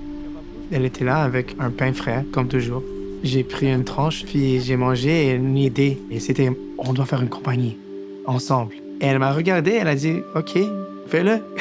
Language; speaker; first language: French; non-native, local second language; English